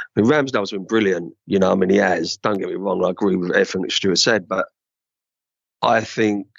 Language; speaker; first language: English; native; English